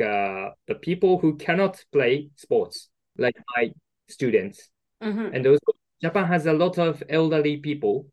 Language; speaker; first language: English; non-native, learner; Japanese